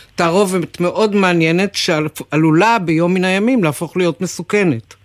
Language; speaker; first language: Hebrew; native; Hebrew